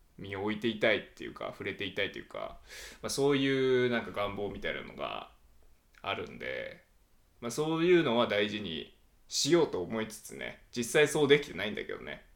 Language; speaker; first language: Japanese; native; Japanese